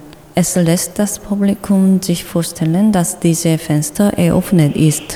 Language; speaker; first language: German; non-native, learner; Korean